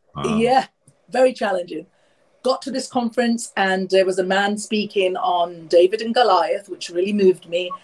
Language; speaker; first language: English; native; English